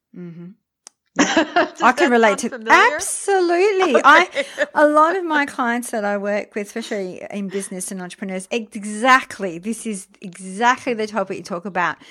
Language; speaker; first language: English; early bilingual, other home language; French